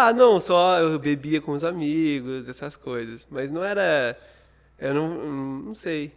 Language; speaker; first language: Portuguese; non-native, fluent; English